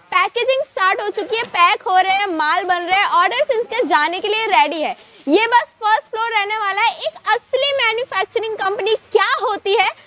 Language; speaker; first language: Hindi; native; Hindi